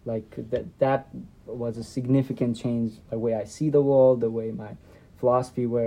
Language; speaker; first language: English; non-native, local second language; Nepali